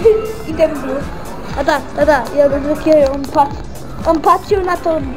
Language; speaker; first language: Polish; early bilingual, heritage; Polish